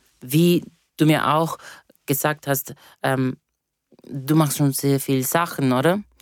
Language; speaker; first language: German; non-native, fluent; Portuguese